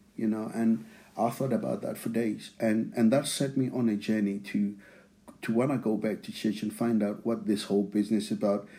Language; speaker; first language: English; non-native, local second language; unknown